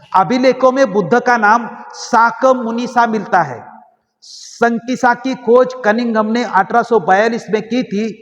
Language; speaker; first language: Hindi; non-native, local second language; Marathi